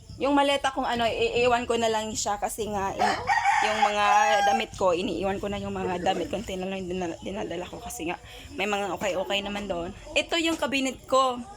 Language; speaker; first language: Filipino; non-native, local second language; Cebuano